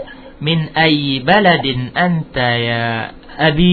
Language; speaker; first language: Arabic; non-native, fluent; Indonesian